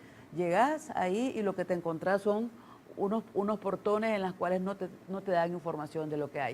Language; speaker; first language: Spanish; native; Spanish